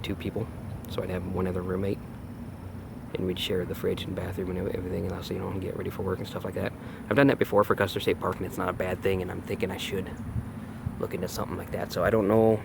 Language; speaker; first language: English; native; English